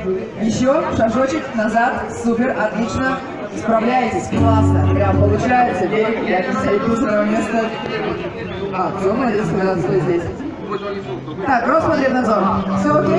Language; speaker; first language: Russian; native; Russian